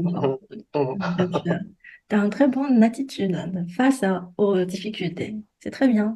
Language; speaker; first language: French; non-native, fluent; Chinese